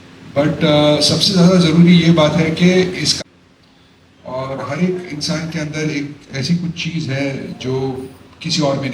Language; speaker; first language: Hindi; native; Hindi